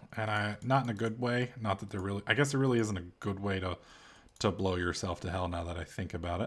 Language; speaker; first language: English; native; English